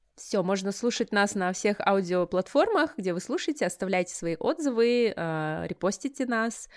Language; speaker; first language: Russian; native; Russian